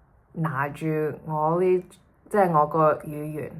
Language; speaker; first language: Chinese; early bilingual, heritage; Cantonese